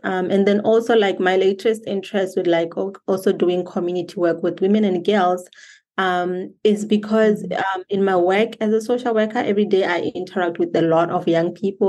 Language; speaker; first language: English; non-native, local second language; Tswana